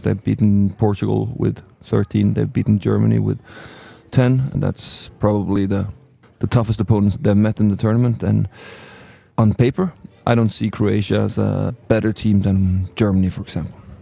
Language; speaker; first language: English; non-native, fluent; Norwegian